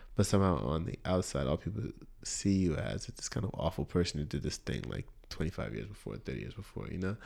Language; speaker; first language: English; native; English